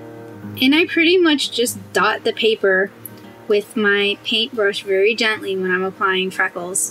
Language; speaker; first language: English; native; English